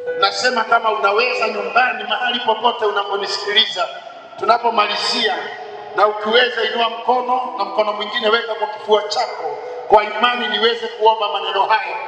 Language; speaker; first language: Swahili; non-native, local second language; Kikuyu